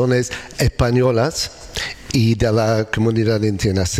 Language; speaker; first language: Spanish; non-native, learner; English